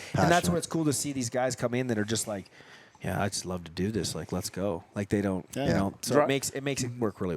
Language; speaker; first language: English; native; English